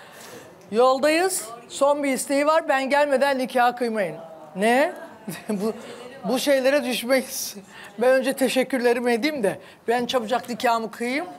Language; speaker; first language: Turkish; native; Turkish